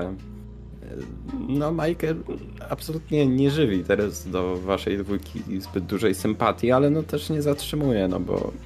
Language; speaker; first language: Polish; native; Polish